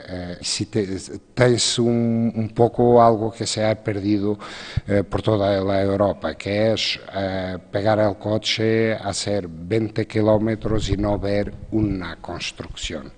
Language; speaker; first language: Spanish; non-native, fluent; Portuguese